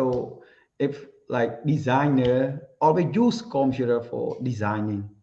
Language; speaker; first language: English; non-native, learner; Khmer